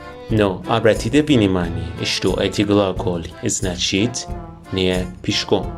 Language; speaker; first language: Russian; non-native, fluent; Persian